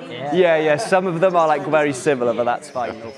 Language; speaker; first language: English; native; English